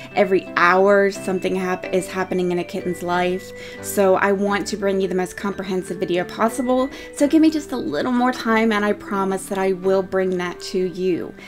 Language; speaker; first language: English; native; English